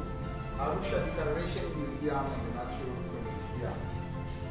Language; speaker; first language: English; non-native, local second language; Swahili